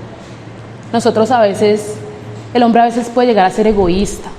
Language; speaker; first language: Spanish; native; Spanish